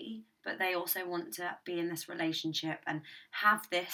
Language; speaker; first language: English; native; English